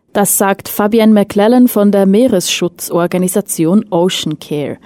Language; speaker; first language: German; native; German